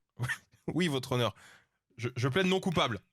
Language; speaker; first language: French; native; French